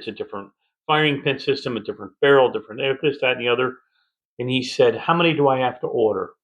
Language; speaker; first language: English; native; English